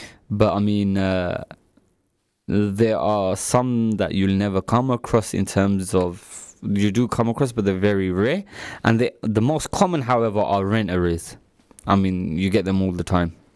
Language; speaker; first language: English; early bilingual, other home language; Punjabi